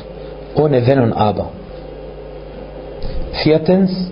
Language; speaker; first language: German; non-native, fluent; Arabic